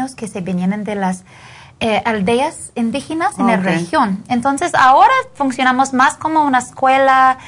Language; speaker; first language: Spanish; non-native, fluent; English